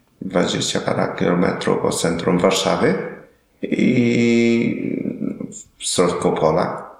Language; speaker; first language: Polish; non-native, learner; Vietnamese